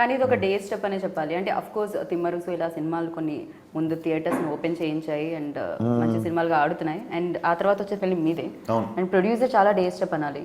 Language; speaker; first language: Telugu; native; Telugu